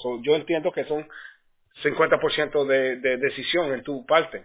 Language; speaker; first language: Spanish; early bilingual, heritage; Spanish